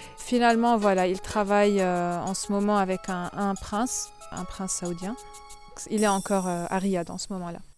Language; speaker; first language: French; non-native, fluent; Arabic